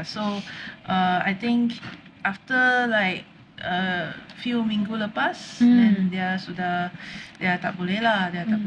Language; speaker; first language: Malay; non-native, local second language; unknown